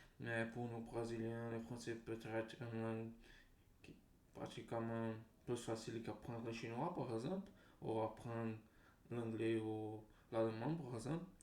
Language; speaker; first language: French; non-native, learner; Portuguese